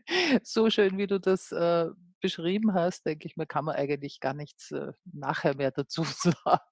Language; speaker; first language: German; native; German